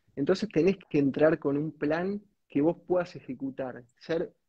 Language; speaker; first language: Spanish; native; Spanish